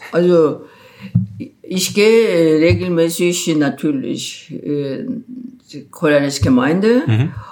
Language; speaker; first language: German; non-native, fluent; Korean